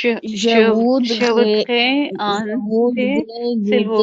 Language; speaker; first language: French; non-native, learner; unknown